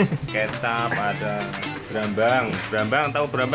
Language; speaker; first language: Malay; non-native, local second language; Javanese